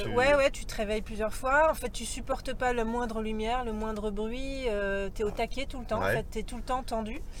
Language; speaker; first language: French; native; French